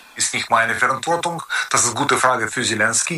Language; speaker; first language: German; non-native, learner; Ukrainian